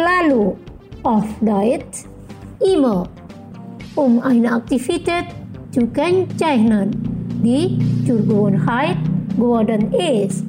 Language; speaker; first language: German; non-native, fluent; Indonesian